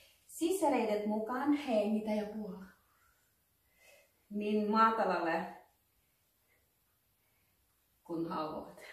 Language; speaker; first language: Finnish; non-native, learner; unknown